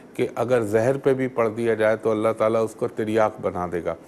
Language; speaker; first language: Urdu; native; Urdu